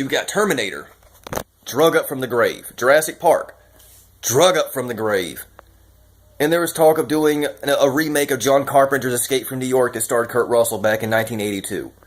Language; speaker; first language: English; native; English